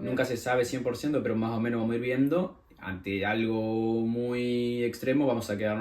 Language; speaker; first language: Spanish; native; Spanish